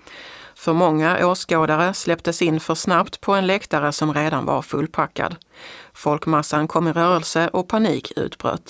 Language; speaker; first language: Swedish; native; Swedish